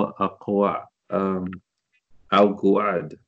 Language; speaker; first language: Arabic; non-native, learner; English